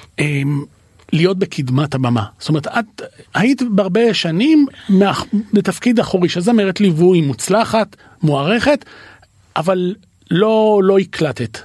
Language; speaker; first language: Hebrew; native; Hebrew